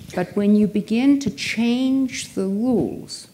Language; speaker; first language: English; native; English